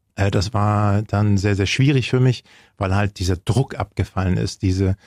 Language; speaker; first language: German; native; German